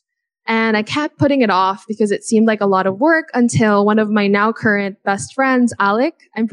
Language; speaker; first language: English; native; English